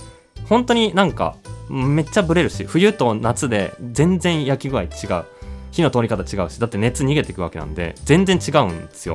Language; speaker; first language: Japanese; native; Japanese